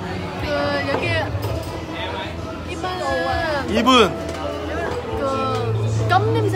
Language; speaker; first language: Korean; non-native, learner; Vietnamese